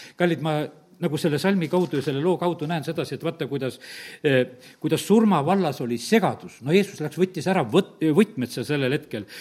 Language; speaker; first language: Estonian; native; Estonian